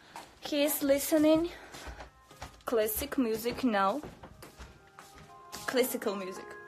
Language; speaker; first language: English; non-native, learner; Russian